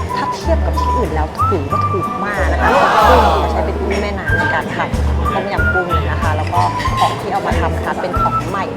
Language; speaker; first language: Thai; native; Thai